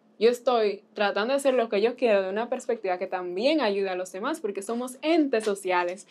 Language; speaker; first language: Spanish; native; Spanish